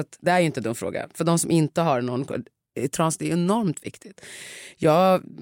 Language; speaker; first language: Swedish; early bilingual, other home language; Tigrinya